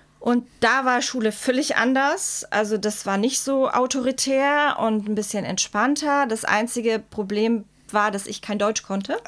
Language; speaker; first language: German; early bilingual, other home language; Czech